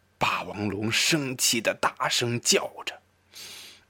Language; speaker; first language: Chinese; native; Chinese